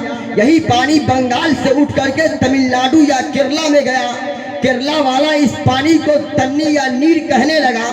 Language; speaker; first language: Hindi; native; Hindi